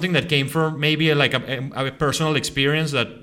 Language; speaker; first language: English; non-native, fluent; Spanish